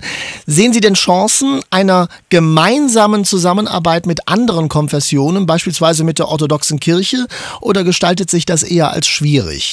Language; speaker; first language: German; native; German